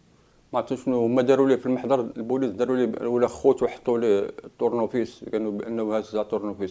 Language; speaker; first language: Arabic; native; Arabic